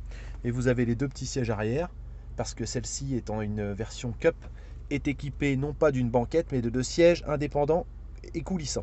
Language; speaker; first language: French; native; French